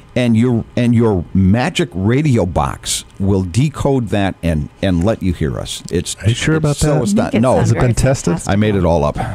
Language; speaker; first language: English; native; English